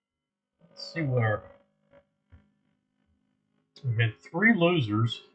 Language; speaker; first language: English; native; English